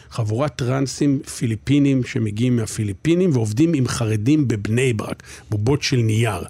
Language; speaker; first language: Hebrew; native; Hebrew